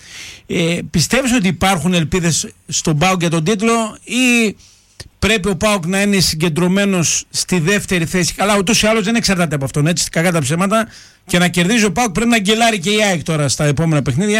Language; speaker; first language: Greek; native; Greek